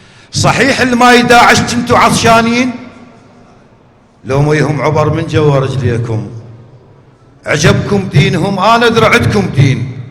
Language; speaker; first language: Arabic; native; Arabic